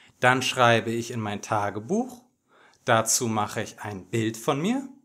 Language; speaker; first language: German; native; German